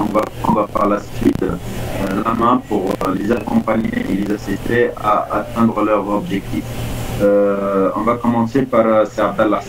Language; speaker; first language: French; non-native, local second language; Arabic